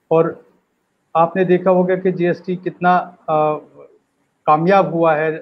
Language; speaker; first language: Hindi; native; Hindi